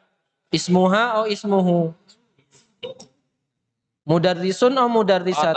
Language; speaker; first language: Arabic; non-native, fluent; Indonesian